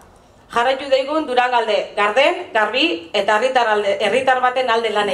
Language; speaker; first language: Basque; native; Basque